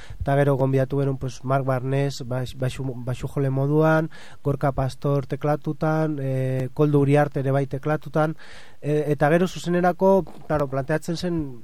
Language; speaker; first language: Basque; non-native, fluent; Catalan